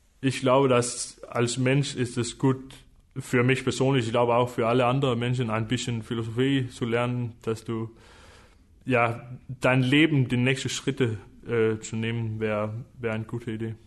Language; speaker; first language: German; non-native, fluent; Danish